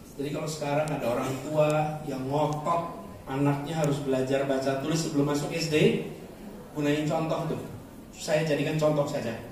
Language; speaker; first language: Indonesian; native; Indonesian